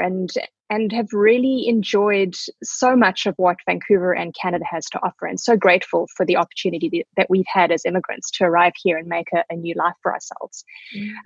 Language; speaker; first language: English; native; English